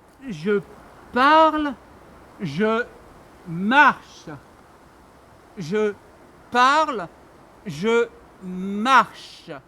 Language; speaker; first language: French; non-native, learner; Armenian